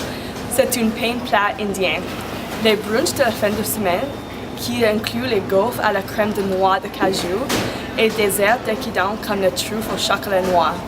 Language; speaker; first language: French; non-native, fluent; English